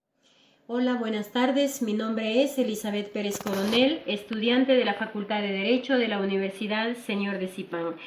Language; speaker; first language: Spanish; native; Spanish